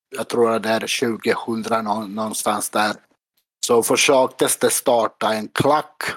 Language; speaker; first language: Swedish; non-native, fluent; Bosnian